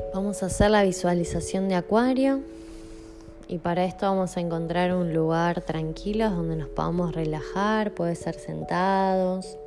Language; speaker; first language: Spanish; native; Spanish